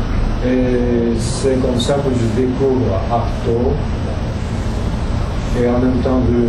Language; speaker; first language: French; non-native, fluent; Japanese